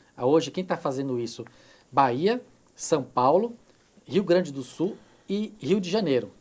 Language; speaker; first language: Portuguese; native; Portuguese